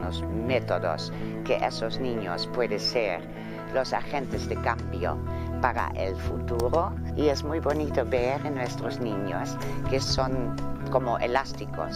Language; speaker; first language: Spanish; non-native, fluent; Dutch